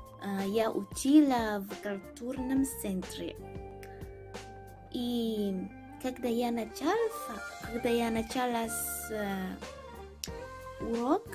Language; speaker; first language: Russian; non-native, learner; Swahili